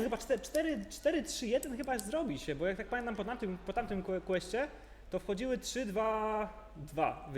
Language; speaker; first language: Polish; native; Polish